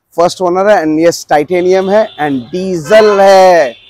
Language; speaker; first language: Hindi; native; Hindi